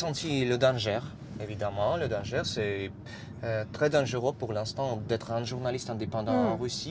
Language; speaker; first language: French; non-native, fluent; Russian